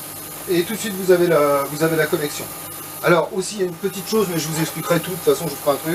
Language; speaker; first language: French; native; French